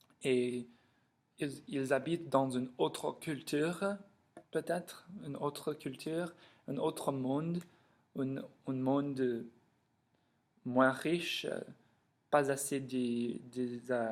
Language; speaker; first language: French; non-native, learner; English